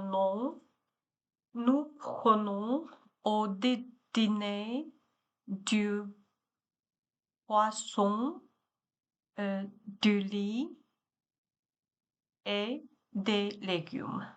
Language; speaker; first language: French; non-native, learner; Chinese